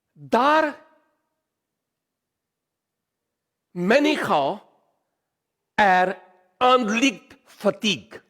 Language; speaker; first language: Swedish; non-native, learner; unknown